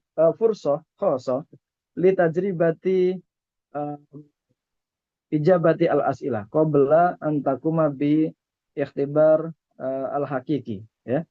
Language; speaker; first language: Arabic; non-native, fluent; Indonesian